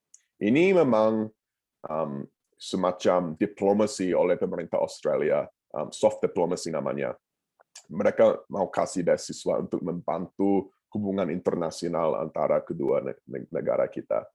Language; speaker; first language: Indonesian; non-native, fluent; English